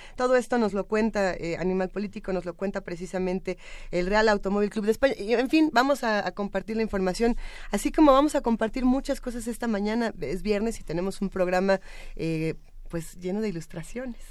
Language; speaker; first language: Spanish; native; Spanish